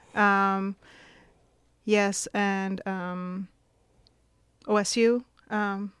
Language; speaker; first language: English; non-native, fluent; Hungarian